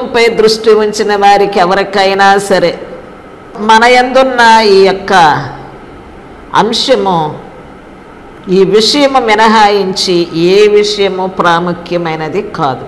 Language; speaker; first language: Telugu; native; Telugu